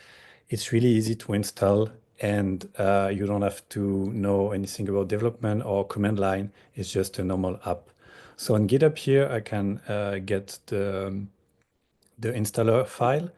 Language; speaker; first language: English; non-native, fluent; French